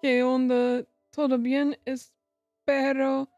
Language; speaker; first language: Spanish; non-native, learner; English